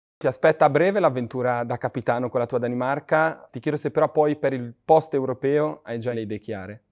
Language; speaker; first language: Italian; native; Italian